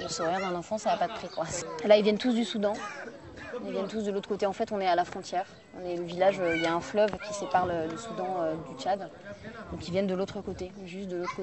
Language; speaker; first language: French; native; French